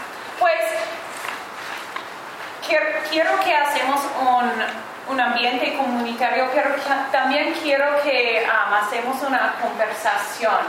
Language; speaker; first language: Spanish; non-native, learner; English